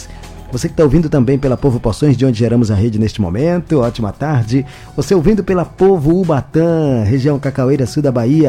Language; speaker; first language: Portuguese; native; Portuguese